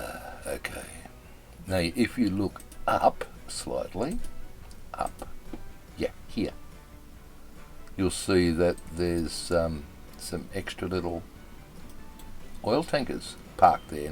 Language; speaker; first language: English; native; English